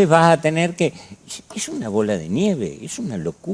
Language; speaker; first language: Spanish; native; Spanish